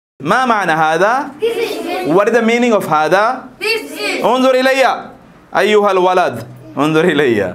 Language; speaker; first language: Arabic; non-native, fluent; Bangla